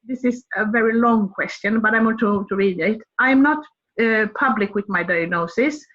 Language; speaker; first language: English; non-native, fluent; Swedish